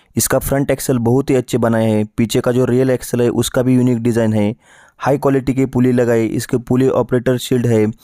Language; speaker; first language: Hindi; non-native, local second language; Marathi